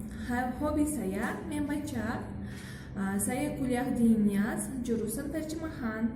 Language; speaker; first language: Indonesian; non-native, learner; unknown